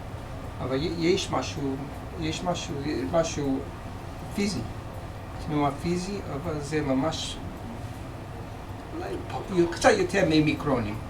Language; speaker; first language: Hebrew; non-native, fluent; English